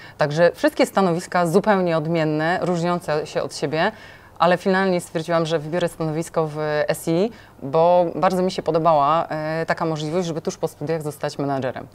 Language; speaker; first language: Polish; native; Polish